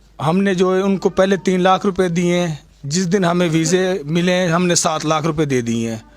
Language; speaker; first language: Urdu; non-native, local second language; Punjabi